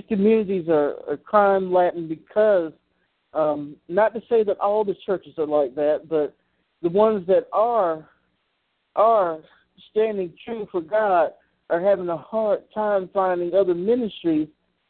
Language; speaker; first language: English; native; English